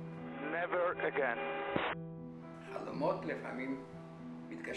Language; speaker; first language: Hebrew; non-native, fluent; Yiddish